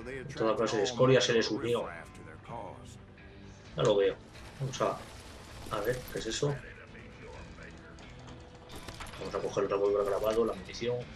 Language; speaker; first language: Spanish; native; Spanish